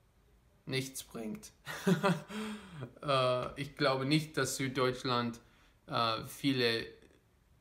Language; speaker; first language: German; non-native, fluent; English